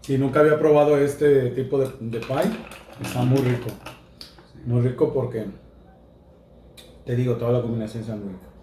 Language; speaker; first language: Spanish; native; Spanish